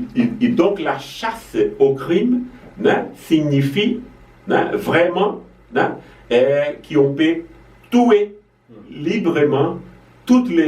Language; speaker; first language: French; non-native, fluent; Portuguese